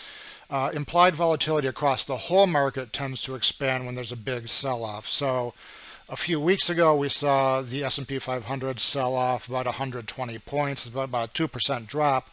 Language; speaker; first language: English; native; English